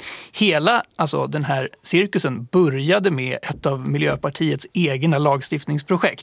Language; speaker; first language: Swedish; native; Swedish